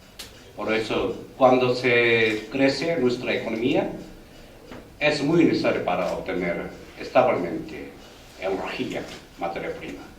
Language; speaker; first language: Spanish; non-native, learner; Korean